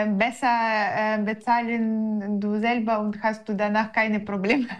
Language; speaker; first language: German; non-native, learner; Ukrainian